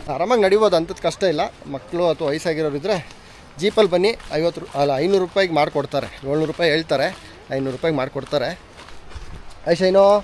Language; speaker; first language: Kannada; non-native, local second language; Tulu